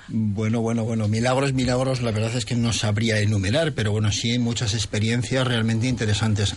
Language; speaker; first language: Spanish; native; Spanish